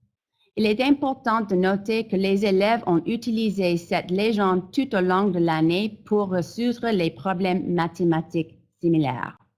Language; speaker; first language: French; non-native, fluent; English